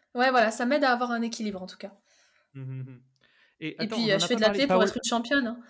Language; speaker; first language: French; early bilingual, other home language; Arabic